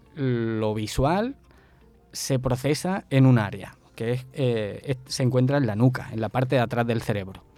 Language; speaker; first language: Spanish; native; Spanish